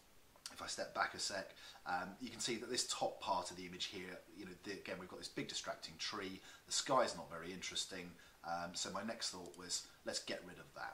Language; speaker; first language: English; native; English